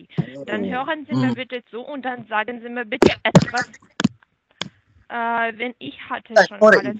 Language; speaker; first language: German; non-native, learner; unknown